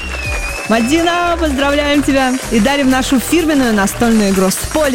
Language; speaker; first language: Russian; native; Russian